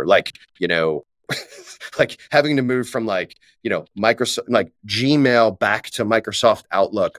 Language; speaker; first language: English; native; English